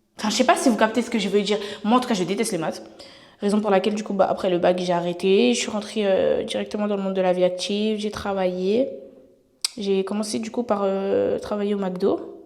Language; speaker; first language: French; native; French